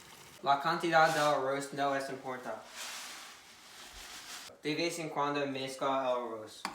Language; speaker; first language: Spanish; non-native, learner; English